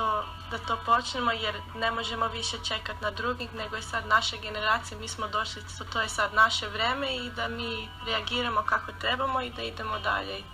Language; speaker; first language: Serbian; early bilingual, heritage; Serbian